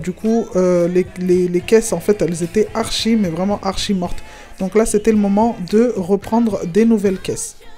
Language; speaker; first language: French; non-native, local second language; Comorian